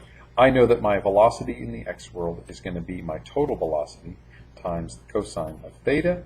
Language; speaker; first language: English; native; English